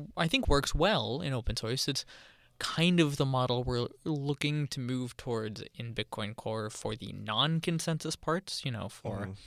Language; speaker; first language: English; native; English